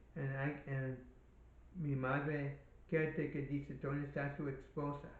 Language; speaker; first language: Spanish; non-native, learner; English